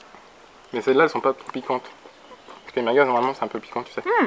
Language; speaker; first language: French; native; French